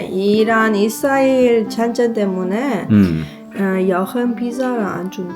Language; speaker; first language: Korean; non-native, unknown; Persian